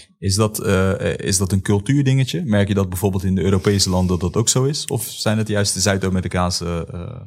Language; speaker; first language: Dutch; native; Dutch